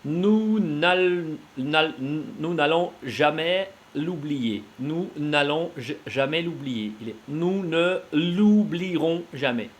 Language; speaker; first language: French; non-native, fluent; Russian